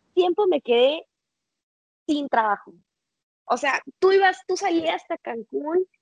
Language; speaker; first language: Spanish; native; Spanish